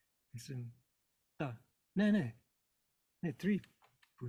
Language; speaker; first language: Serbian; non-native, learner; English